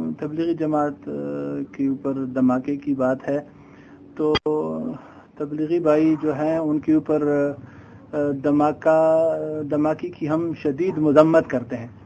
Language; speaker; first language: Urdu; non-native, local second language; Pashto